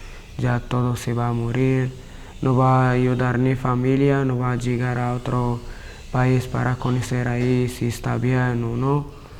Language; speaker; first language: Spanish; non-native, learner; Arabic